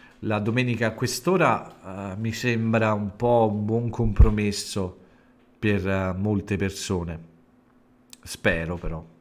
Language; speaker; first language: Italian; native; Italian